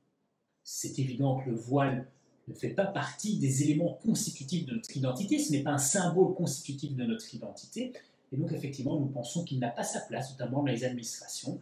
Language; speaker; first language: French; native; French